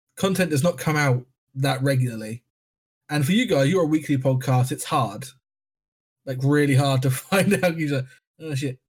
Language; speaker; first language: English; native; English